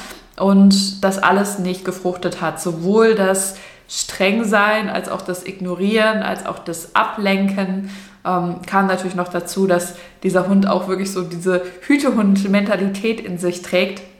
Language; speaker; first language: German; native; German